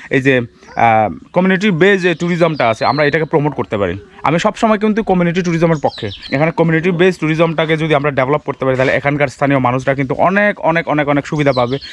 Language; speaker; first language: Bangla; native; Bangla